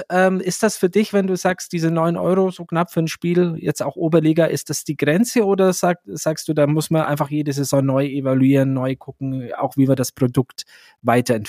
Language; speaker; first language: German; native; German